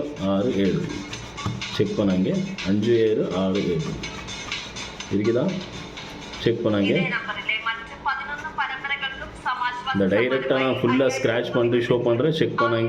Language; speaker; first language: Tamil; non-native, learner; Kannada